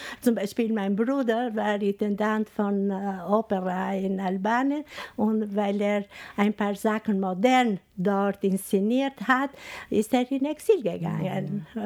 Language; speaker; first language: German; non-native, fluent; Albanian